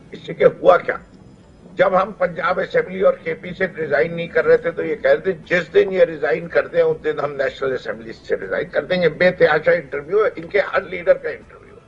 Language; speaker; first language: Urdu; native; Urdu